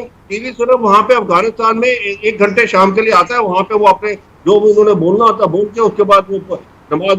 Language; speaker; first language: Hindi; native; Hindi